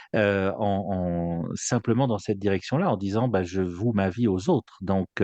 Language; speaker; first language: French; native; French